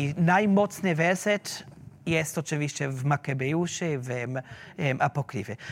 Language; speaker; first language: Polish; non-native, learner; German